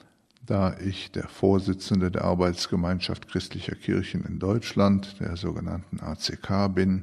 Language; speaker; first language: German; early bilingual, other home language; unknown